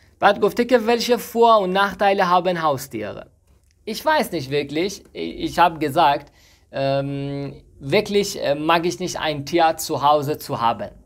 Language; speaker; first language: German; non-native, fluent; Persian